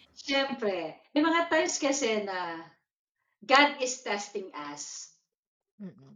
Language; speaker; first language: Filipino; native; Filipino